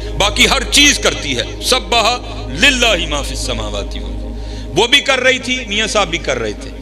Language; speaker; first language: Urdu; non-native, local second language; Punjabi